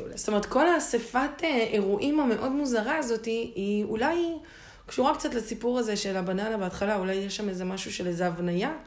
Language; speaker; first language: Hebrew; native; Hebrew